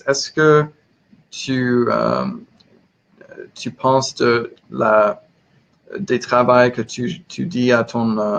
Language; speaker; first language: French; non-native, learner; English